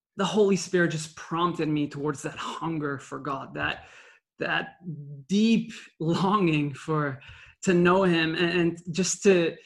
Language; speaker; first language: English; non-native, fluent; French